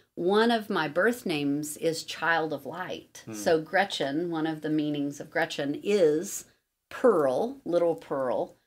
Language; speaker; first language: English; native; English